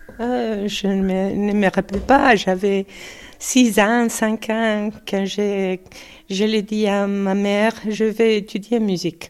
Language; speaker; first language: French; non-native, learner; Spanish